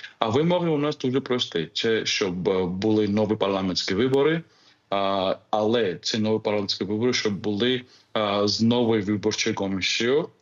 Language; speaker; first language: Ukrainian; non-native, fluent; Georgian